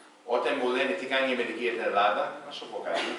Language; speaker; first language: Greek; early bilingual, heritage; English